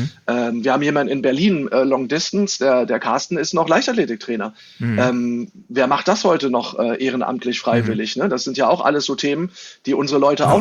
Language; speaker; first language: German; native; German